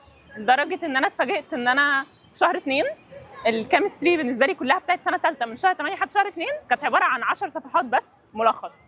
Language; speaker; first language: Arabic; native; Arabic